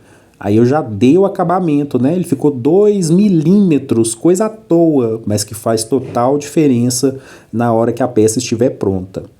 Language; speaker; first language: Portuguese; native; Portuguese